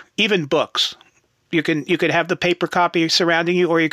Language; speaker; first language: English; native; English